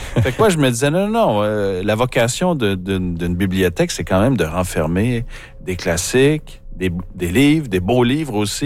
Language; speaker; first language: French; native; French